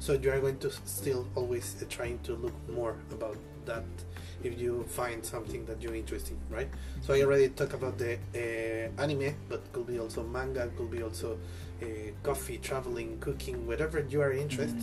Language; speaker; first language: English; non-native, fluent; Spanish